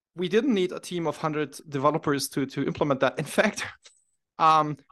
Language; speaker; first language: English; non-native, fluent; German